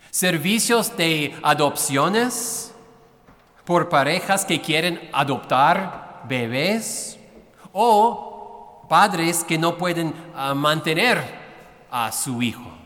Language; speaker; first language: Spanish; non-native, fluent; English